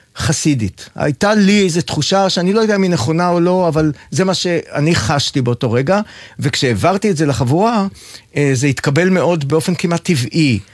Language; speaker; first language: Hebrew; native; Hebrew